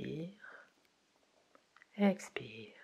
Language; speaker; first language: French; native; French